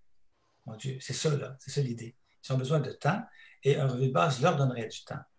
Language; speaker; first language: French; native; French